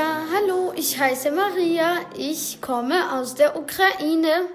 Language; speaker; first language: German; non-native, learner; Ukrainian